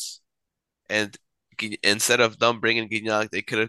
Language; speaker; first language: English; native; English